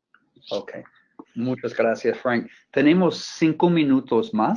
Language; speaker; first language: Spanish; non-native, fluent; English